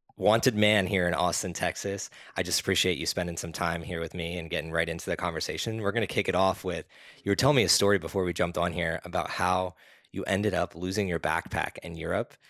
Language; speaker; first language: English; native; English